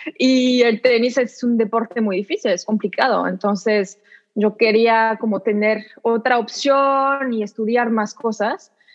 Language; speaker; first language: Spanish; non-native, fluent; French